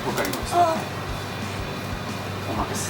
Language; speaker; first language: Japanese; non-native, learner; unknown